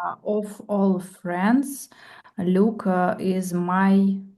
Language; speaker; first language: English; non-native, learner; Russian